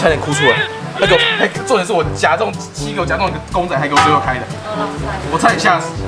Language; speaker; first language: Chinese; native; Chinese